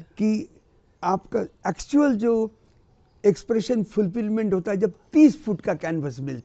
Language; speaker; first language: Hindi; native; Hindi